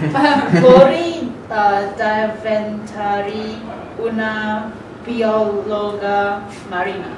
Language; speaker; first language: Italian; non-native, learner; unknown